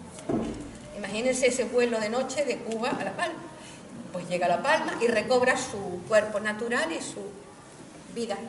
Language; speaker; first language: Spanish; native; Spanish